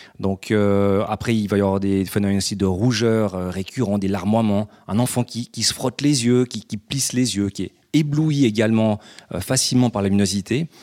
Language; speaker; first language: French; native; French